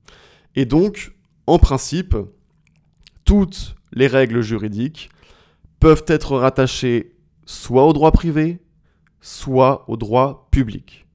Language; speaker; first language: French; native; French